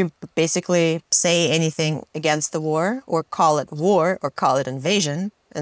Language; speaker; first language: English; non-native, fluent; Russian